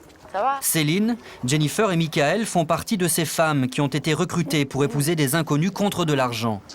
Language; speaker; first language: French; native; French